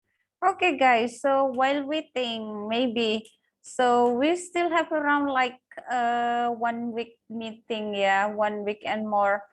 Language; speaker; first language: English; non-native, local second language; Indonesian